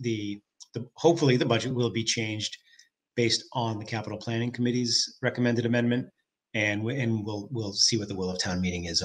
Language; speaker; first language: English; native; English